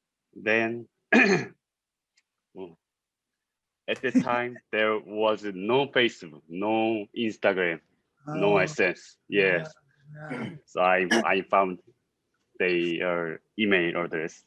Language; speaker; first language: English; non-native, learner; Korean